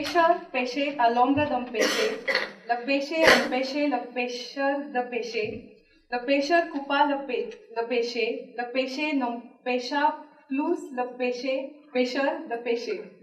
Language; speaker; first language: French; non-native, learner; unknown